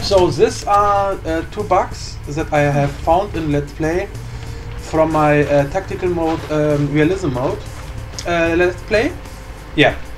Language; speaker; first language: English; non-native, learner; German